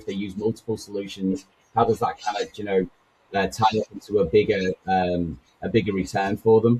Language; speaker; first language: English; native; English